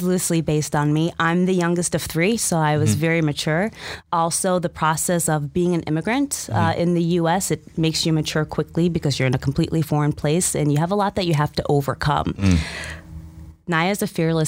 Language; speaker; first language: English; early bilingual, other home language; Russian